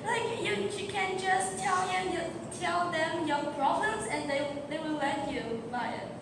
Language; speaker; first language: English; non-native, learner; Vietnamese